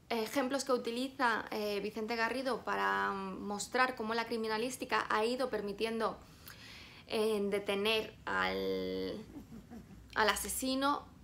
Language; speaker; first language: Spanish; native; Spanish